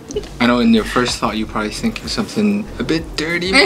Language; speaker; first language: English; non-native, local second language; Cantonese